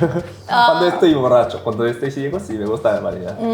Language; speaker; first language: Spanish; non-native, learner; Korean